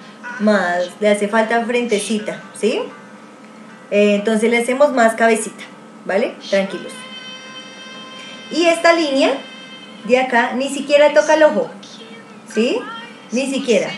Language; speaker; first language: Spanish; native; Spanish